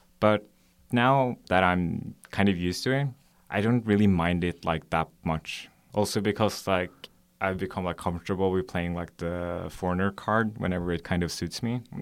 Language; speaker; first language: English; non-native, fluent; Norwegian